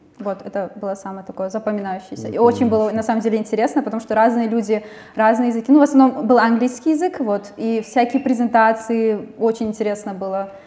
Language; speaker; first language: Russian; native; Russian